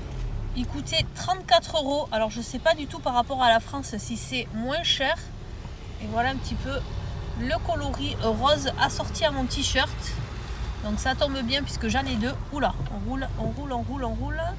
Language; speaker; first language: French; native; French